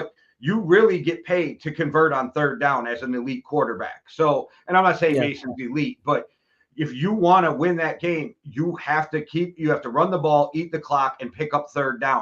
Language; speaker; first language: English; native; English